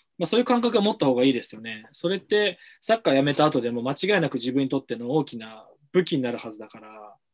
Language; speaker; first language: Japanese; native; Japanese